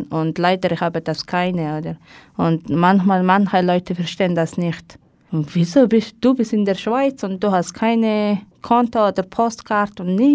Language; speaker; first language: German; non-native, learner; Mongolian